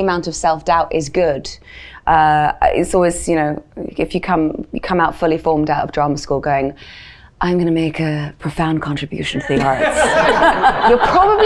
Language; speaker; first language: English; native; English